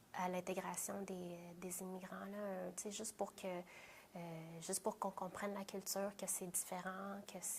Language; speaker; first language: French; early bilingual, other home language; Vietnamese